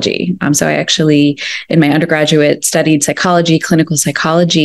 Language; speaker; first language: English; native; English